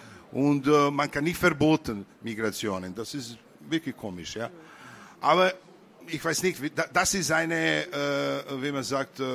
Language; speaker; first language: German; non-native, learner; Serbian